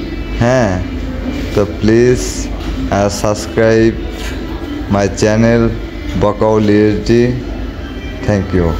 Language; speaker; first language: Hindi; non-native, learner; Bangla